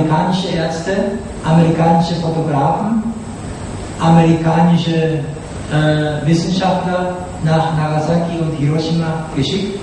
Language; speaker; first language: German; non-native, fluent; Japanese